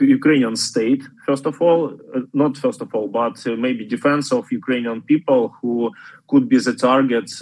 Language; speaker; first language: English; non-native, fluent; Ukrainian